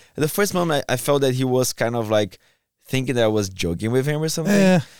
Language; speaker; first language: English; non-native, fluent; Portuguese